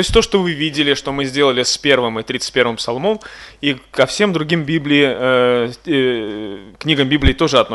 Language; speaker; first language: Russian; native; Russian